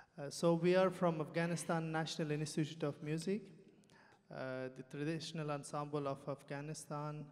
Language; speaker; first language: English; non-native, fluent; Persian